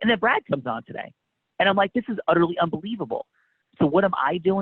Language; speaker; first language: English; native; English